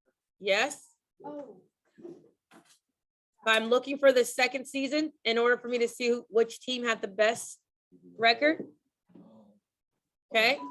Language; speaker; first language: English; native; English